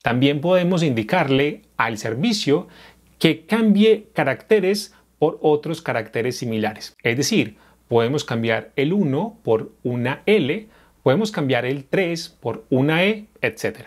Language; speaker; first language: Spanish; native; Spanish